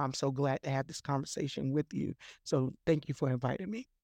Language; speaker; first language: English; native; English